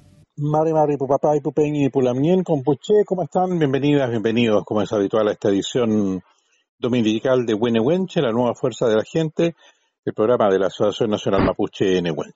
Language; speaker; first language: Spanish; native; Spanish